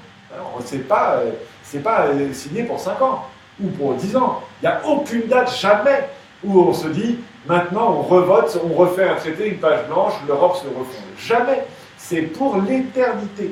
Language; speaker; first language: French; native; French